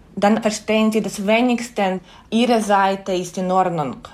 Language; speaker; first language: German; non-native, fluent; Ukrainian